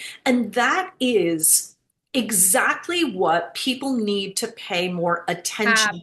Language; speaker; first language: English; native; English